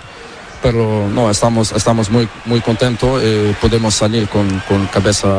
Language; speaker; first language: Spanish; non-native, learner; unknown